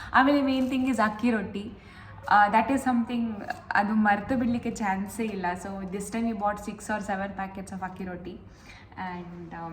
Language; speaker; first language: Kannada; non-native, local second language; Konkani